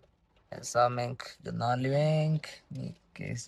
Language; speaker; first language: Armenian; non-native, learner; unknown